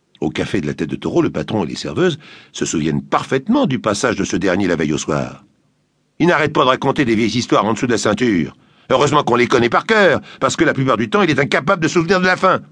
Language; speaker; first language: French; native; French